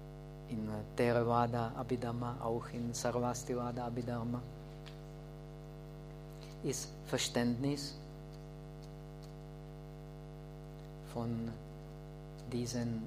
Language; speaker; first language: German; non-native, fluent; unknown